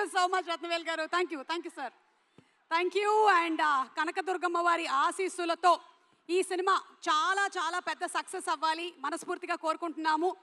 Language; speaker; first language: Telugu; native; Telugu